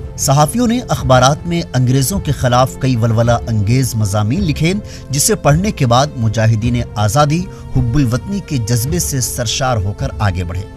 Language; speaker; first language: Urdu; native; Urdu